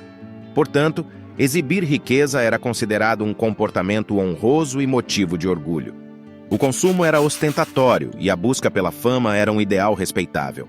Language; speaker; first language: Portuguese; native; Portuguese